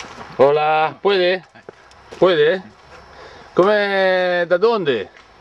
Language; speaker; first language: Spanish; non-native, learner; Italian